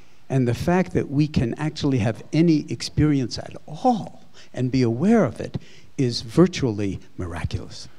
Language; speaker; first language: English; native; English